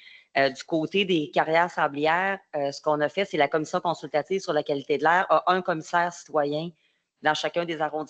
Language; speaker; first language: French; native; French